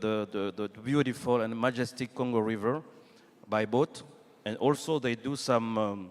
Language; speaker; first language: English; non-native, learner; French